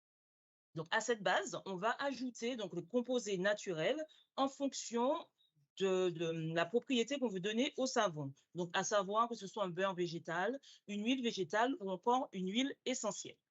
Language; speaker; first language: French; native; French